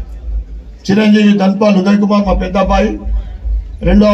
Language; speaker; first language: Telugu; native; Telugu